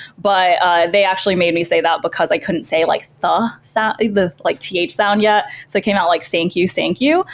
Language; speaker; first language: English; early bilingual, other home language; Chinese